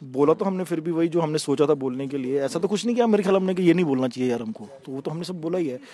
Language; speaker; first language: Hindi; native; Hindi